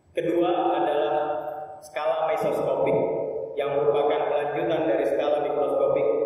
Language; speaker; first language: Indonesian; native; Indonesian